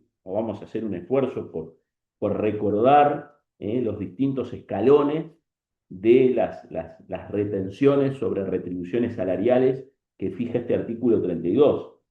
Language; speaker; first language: Spanish; native; Spanish